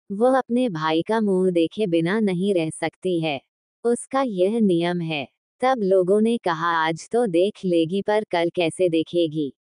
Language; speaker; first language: Hindi; native; Hindi